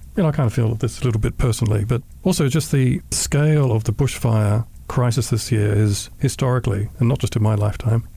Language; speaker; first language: English; native; English